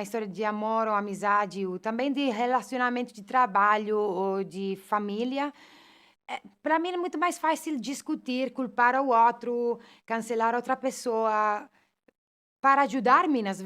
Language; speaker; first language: Portuguese; non-native, fluent; Italian